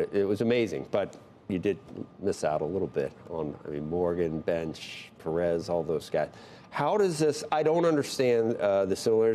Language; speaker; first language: English; native; English